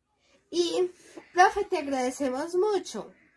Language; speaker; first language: Spanish; native; Spanish